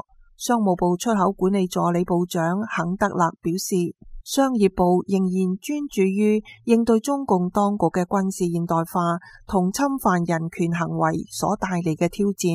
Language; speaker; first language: Chinese; non-native, local second language; Cantonese